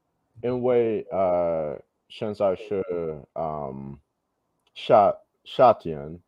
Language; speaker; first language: Chinese; non-native, learner; English